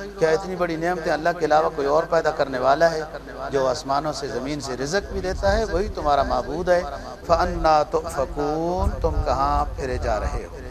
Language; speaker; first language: Urdu; non-native, local second language; Punjabi